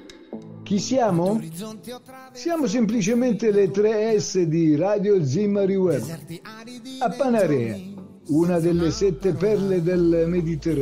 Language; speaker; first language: Italian; native; Italian